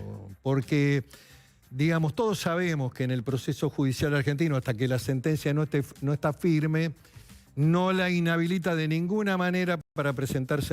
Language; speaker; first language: Spanish; native; Spanish